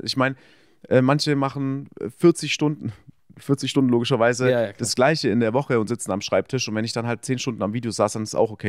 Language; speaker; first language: German; native; German